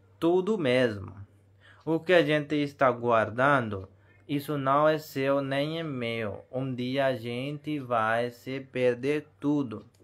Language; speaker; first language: Portuguese; non-native, learner; Hindi